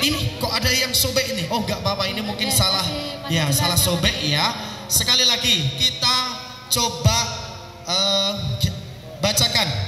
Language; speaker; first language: Indonesian; non-native, local second language; Javanese